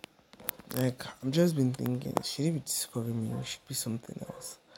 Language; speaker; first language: English; non-native, local second language; Yoruba